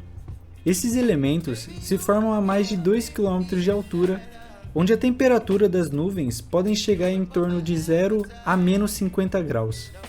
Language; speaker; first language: Portuguese; native; Portuguese